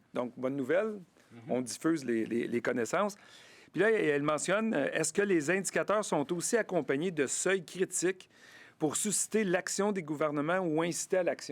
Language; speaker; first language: French; native; French